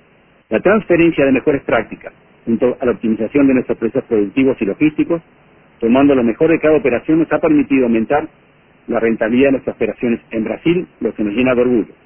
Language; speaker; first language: Spanish; native; Spanish